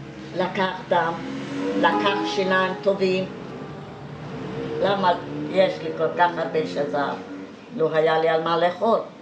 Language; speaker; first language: Hebrew; non-native, fluent; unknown